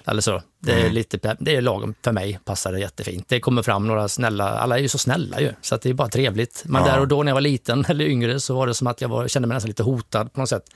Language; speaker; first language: Swedish; native; Swedish